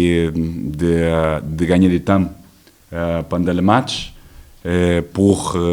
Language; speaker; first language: French; non-native, learner; Portuguese